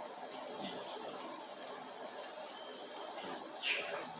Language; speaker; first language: English; non-native, learner; Portuguese